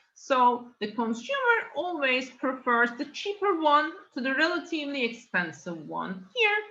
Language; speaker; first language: English; non-native, fluent; Turkish